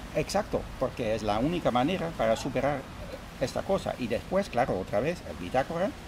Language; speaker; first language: Spanish; non-native, fluent; Dutch